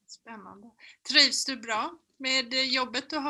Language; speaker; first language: Swedish; native; Swedish